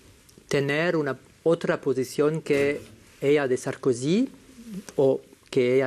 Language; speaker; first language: Spanish; non-native, fluent; French